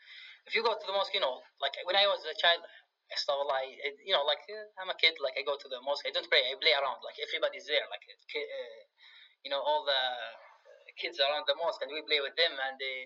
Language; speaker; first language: English; non-native, fluent; Arabic